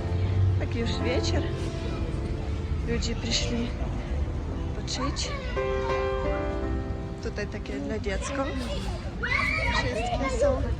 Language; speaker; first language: Polish; non-native, learner; Russian